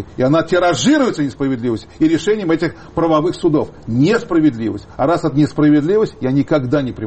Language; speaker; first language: Russian; native; Russian